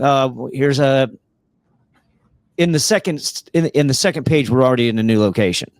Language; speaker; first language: English; native; English